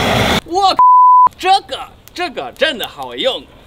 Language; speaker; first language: Chinese; non-native, fluent; German